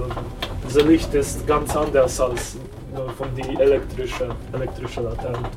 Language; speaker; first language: German; non-native, fluent; Polish